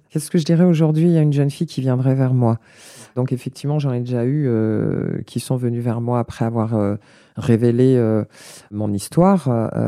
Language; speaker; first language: French; native; French